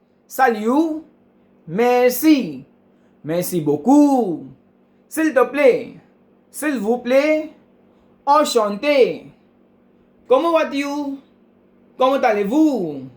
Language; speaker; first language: French; non-native, fluent; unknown